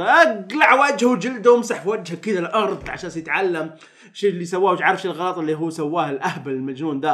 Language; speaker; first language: Arabic; native; Arabic